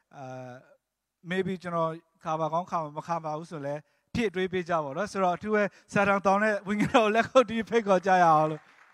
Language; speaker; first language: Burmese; non-native, local second language; Tedim Chin